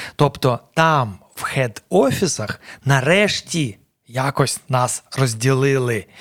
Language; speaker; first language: Ukrainian; non-native, local second language; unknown